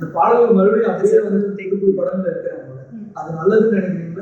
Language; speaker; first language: Tamil; native; Tamil